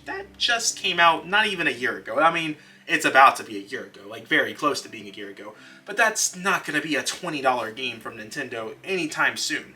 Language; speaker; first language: English; native; English